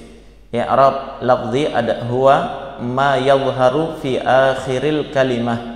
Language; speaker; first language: Arabic; non-native, fluent; Indonesian